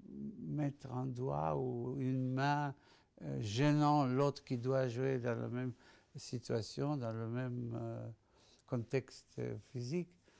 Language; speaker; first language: French; non-native, fluent; Spanish